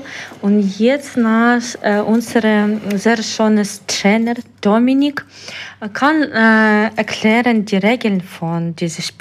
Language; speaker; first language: German; non-native, learner; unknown